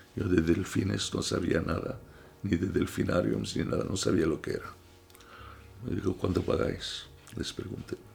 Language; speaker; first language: Spanish; non-native, fluent; Arabic